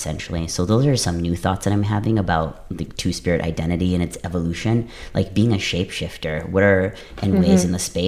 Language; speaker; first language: English; native; English